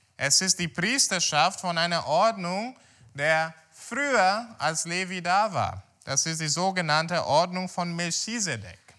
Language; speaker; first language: German; non-native, fluent; Portuguese